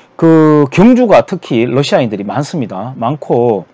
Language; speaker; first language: Korean; native; Korean